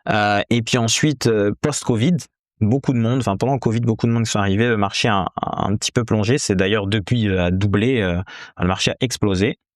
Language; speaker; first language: French; native; French